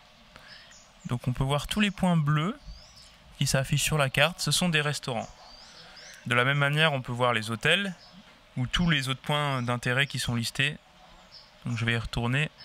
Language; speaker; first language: French; native; French